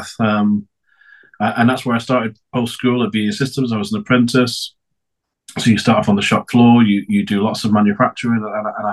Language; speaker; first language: English; native; English